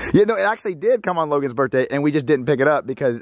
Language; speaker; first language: English; native; English